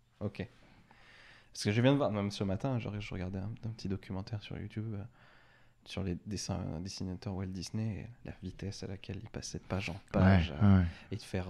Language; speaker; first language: French; native; French